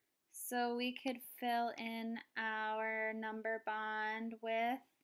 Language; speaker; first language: English; native; English